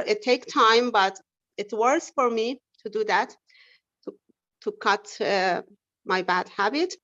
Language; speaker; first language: English; non-native, learner; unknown